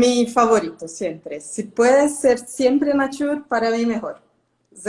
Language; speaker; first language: Spanish; non-native, fluent; Portuguese